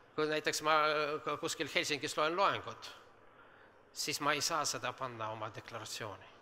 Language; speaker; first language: Estonian; non-native, local second language; Russian